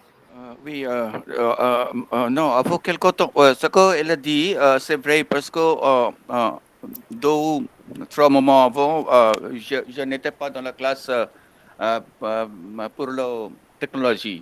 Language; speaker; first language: French; non-native, fluent; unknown